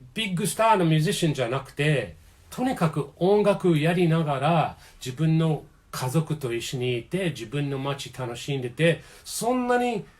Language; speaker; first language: Japanese; non-native, fluent; English